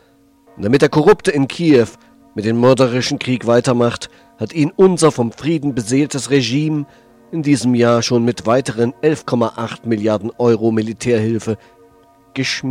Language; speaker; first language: German; native; German